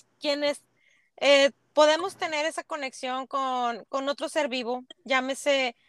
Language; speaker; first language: Spanish; native; Spanish